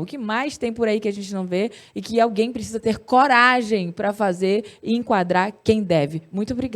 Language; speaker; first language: Portuguese; native; Portuguese